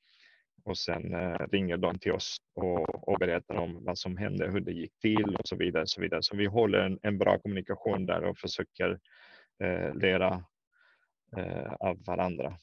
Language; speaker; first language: Swedish; non-native, fluent; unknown